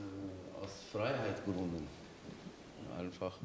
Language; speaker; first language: German; non-native, fluent; Persian